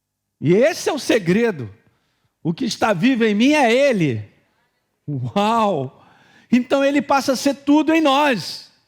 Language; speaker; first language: Portuguese; native; Portuguese